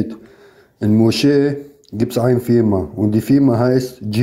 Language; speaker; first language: German; non-native, fluent; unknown